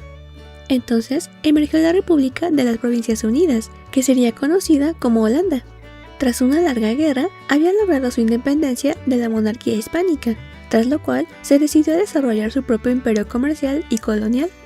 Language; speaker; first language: Spanish; native; Spanish